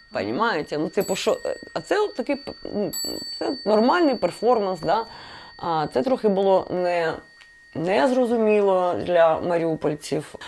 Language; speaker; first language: Ukrainian; non-native, local second language; Russian